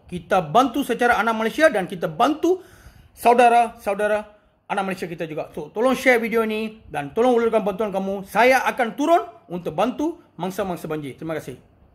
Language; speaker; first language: Malay; non-native, local second language; Tamil